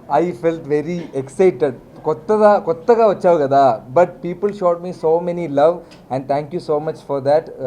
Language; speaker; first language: Telugu; non-native, learner; Malayalam